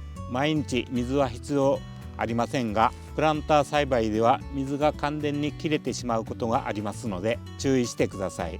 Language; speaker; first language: Japanese; native; Japanese